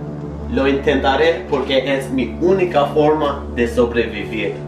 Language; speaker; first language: Spanish; non-native, learner; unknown